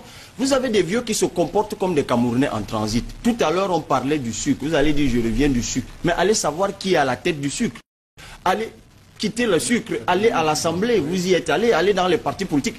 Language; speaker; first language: French; non-native, local second language; Basaa